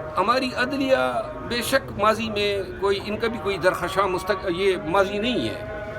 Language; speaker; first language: Urdu; non-native, local second language; Pashto